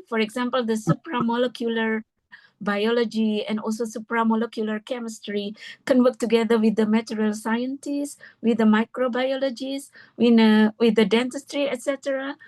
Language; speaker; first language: English; non-native, fluent; Indonesian